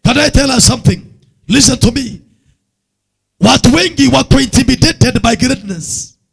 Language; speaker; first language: English; non-native, local second language; Swahili